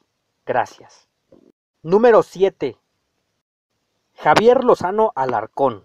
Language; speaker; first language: Spanish; native; Spanish